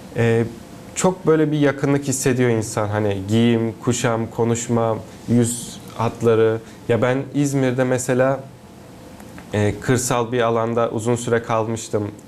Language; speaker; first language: Turkish; native; Turkish